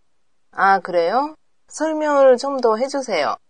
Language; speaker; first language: Korean; non-native, learner; Japanese